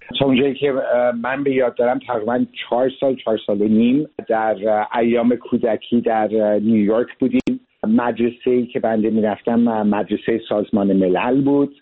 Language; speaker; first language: Persian; early bilingual, heritage; Persian